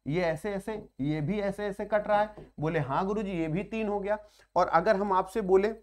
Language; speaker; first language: Hindi; native; Hindi